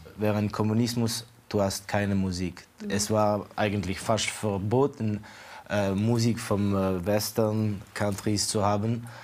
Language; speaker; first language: German; non-native, fluent; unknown